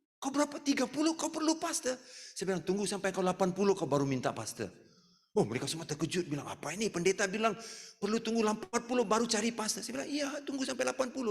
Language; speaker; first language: Malay; non-native, local second language; Tamil